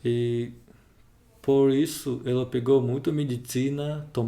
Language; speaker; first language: Portuguese; non-native, learner; Russian